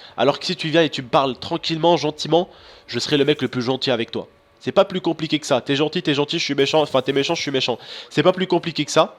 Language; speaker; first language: French; early bilingual, other home language; Arabic